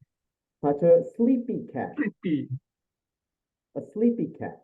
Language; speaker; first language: English; non-native, fluent; Indonesian